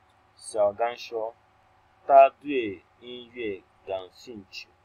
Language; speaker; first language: Chinese; non-native, fluent; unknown